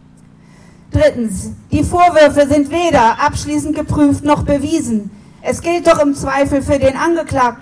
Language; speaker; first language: German; native; German